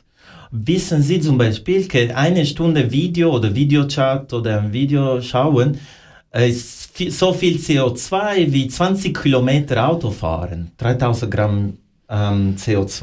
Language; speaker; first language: German; non-native, learner; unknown